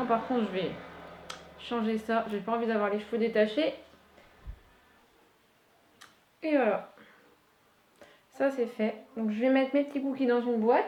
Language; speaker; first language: French; native; French